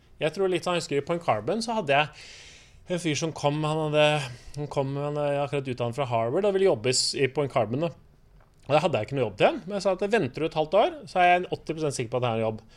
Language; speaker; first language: Norwegian; native; Norwegian